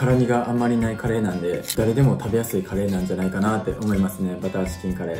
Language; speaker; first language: Japanese; native; Japanese